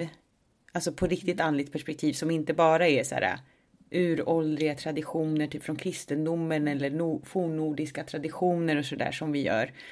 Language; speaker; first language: Swedish; native; Swedish